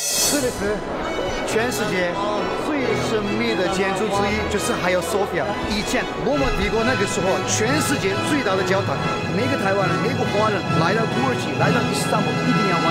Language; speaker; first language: Chinese; non-native, fluent; Turkish